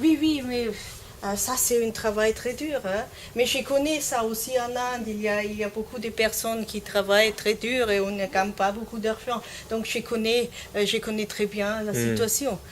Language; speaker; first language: French; non-native, learner; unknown